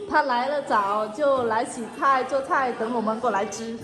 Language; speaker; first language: Chinese; non-native, fluent; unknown